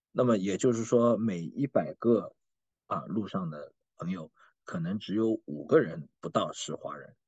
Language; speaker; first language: Chinese; native; Chinese